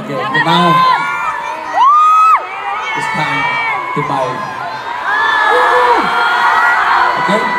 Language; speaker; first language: English; non-native, learner; Korean